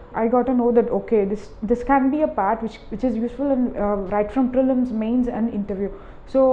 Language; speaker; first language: English; non-native, local second language; Tamil